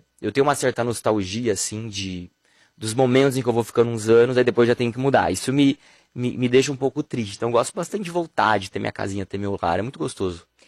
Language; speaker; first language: Portuguese; native; Portuguese